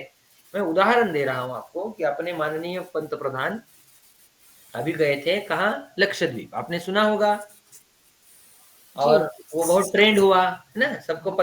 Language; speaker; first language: Hindi; native; Hindi